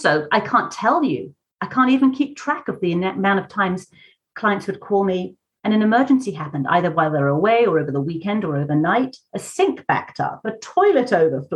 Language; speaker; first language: English; native; English